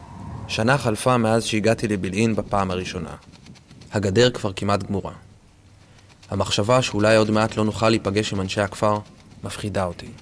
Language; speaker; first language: Hebrew; native; Hebrew